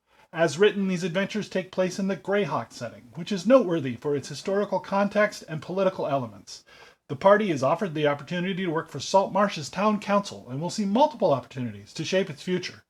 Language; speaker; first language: English; native; English